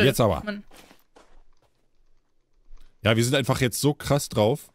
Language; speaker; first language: German; native; German